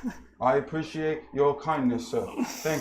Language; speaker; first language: English; native; English